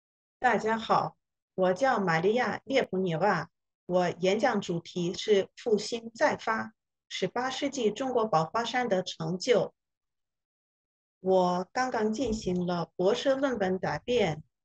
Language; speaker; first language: Chinese; non-native, fluent; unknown